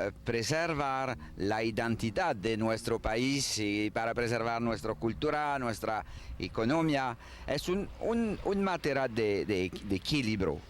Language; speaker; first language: Spanish; non-native, learner; French